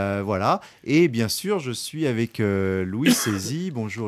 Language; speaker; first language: French; native; French